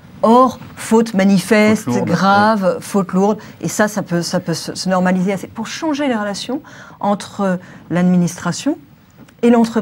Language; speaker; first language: French; native; French